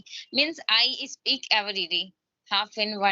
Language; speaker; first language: English; non-native, learner; Hindi